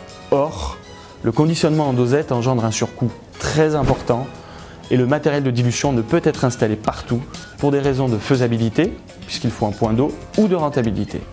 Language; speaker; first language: French; native; French